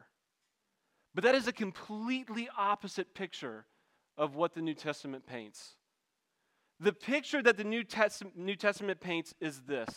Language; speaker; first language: English; native; English